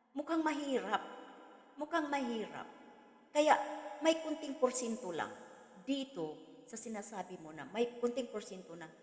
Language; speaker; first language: Filipino; non-native, local second language; Cebuano